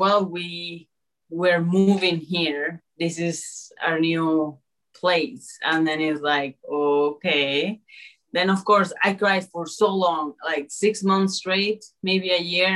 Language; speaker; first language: English; early bilingual, other home language; Spanish